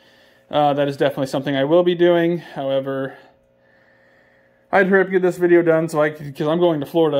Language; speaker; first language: English; native; English